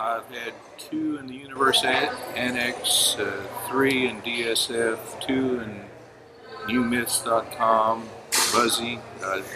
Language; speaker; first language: English; native; English